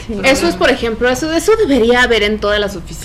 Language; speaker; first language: Spanish; native; Spanish